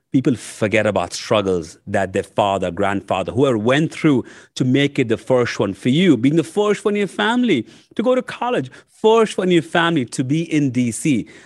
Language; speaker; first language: English; non-native, local second language; Hindi